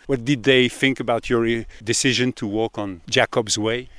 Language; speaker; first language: English; non-native, learner; French